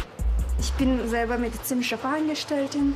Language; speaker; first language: German; early bilingual, other home language; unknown